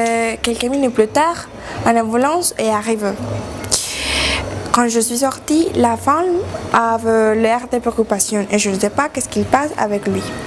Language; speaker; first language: French; non-native, learner; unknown